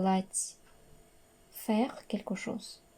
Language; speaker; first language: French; non-native, fluent; Russian